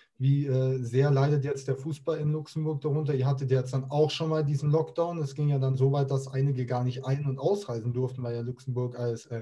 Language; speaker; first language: German; native; German